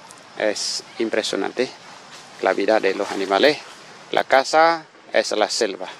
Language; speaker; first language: Spanish; non-native, learner; Khmer